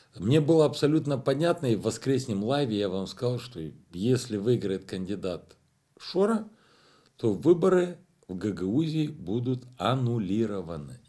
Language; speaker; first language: Russian; non-native, local second language; Romanian